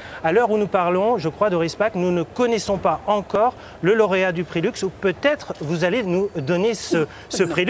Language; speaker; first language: French; native; French